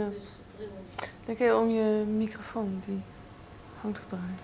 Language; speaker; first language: Dutch; native; Dutch